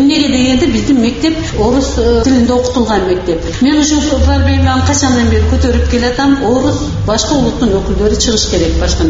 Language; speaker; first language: Kyrgyz; non-native, local second language; Karachay-Balkar